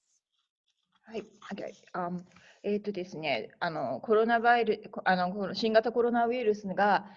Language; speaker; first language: Japanese; native; Japanese